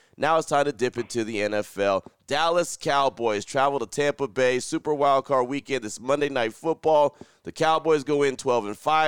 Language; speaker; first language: English; native; English